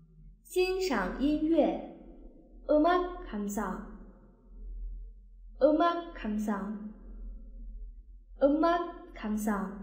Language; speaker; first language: Korean; non-native, fluent; Chinese